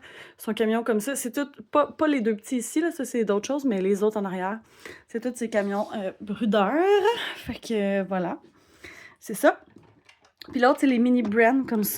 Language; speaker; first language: French; native; French